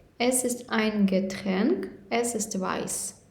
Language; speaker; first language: German; non-native, fluent; Ukrainian